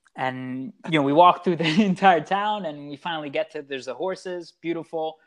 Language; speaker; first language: English; early bilingual, other home language; Italian